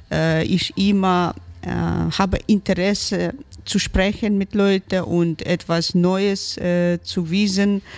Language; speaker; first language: German; non-native, learner; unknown